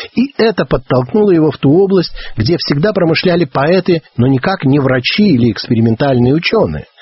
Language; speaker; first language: Russian; native; Russian